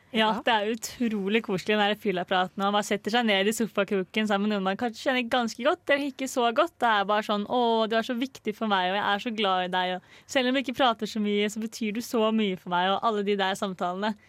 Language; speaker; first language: Norwegian; native; Norwegian